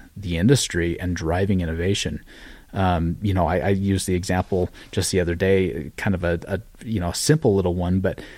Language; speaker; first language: English; native; English